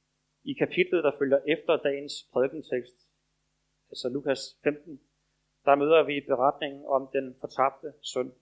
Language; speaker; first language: Danish; native; Danish